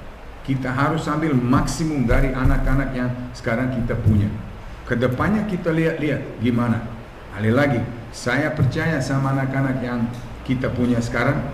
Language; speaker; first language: Indonesian; non-native, fluent; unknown